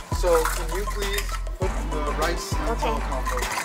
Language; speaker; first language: English; early bilingual, other home language; Arabic